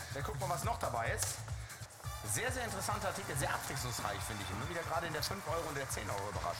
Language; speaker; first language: German; native; German